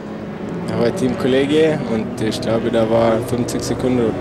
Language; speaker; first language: German; non-native, learner; Swedish